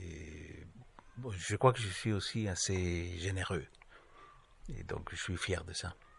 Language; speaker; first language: French; non-native, fluent; Spanish